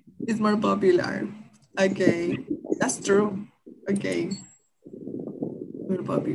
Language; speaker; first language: English; non-native, fluent; Spanish